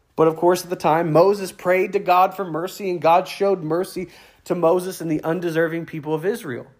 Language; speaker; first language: English; native; English